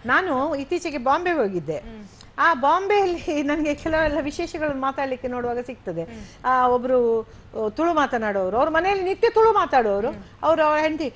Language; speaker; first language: Kannada; non-native, local second language; Konkani